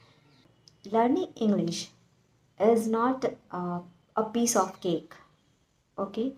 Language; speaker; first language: English; non-native, learner; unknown